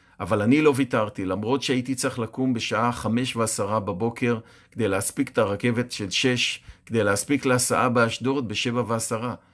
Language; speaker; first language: Hebrew; native; Hebrew